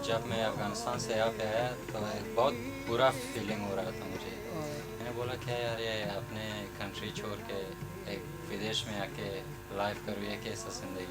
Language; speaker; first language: Hindi; non-native, fluent; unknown